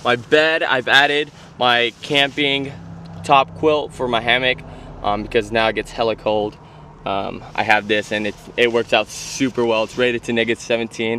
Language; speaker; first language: English; native; English